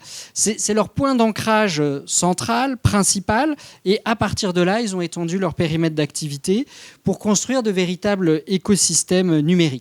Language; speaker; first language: French; native; French